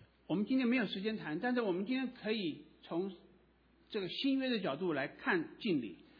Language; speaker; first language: Chinese; native; Chinese